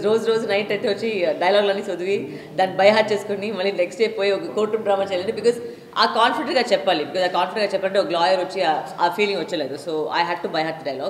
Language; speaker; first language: Telugu; non-native, local second language; Tamil